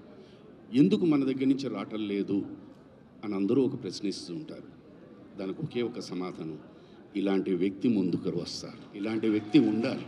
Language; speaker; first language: Telugu; native; Telugu